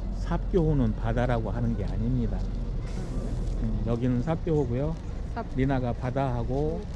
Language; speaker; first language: Korean; native; Korean